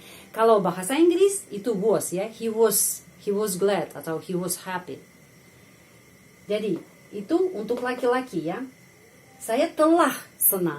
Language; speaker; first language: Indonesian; non-native, fluent; Russian